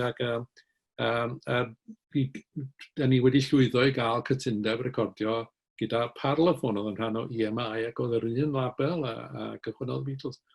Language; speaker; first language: Welsh; native; Welsh